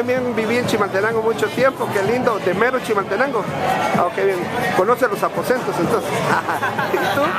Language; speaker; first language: Spanish; native; Spanish